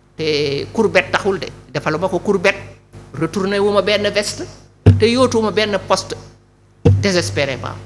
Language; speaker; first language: Wolof; non-native, local second language; Fula